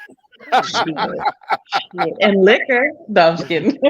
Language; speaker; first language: English; native; English